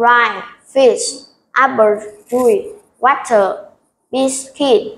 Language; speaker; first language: English; non-native, learner; Vietnamese